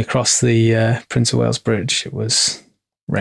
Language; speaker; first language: English; native; English